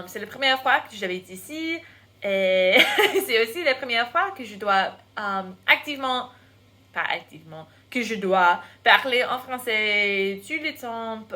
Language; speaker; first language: French; non-native, fluent; English